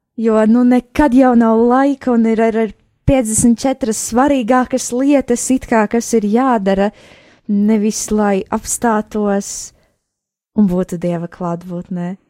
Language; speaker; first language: Latvian; native; Latvian